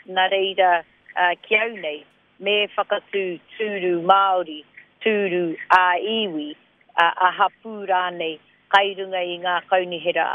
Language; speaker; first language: Māori; non-native, local second language; English